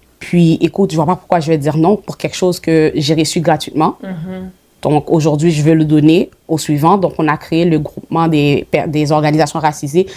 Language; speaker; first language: French; early bilingual, other home language; Haitian Creole